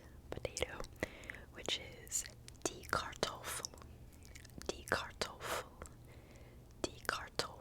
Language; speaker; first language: German; non-native, learner; English